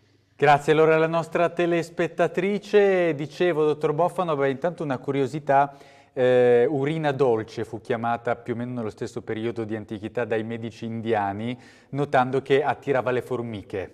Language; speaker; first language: Italian; native; Italian